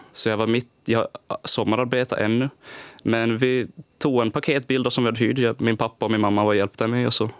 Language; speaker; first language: Swedish; native; Swedish